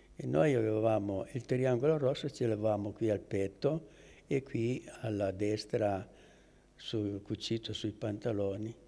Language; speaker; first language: Italian; native; Italian